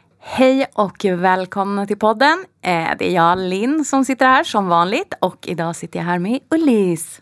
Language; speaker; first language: Swedish; native; Swedish